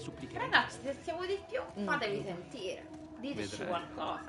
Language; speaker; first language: Italian; native; Italian